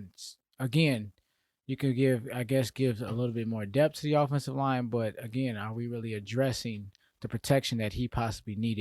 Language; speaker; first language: English; native; English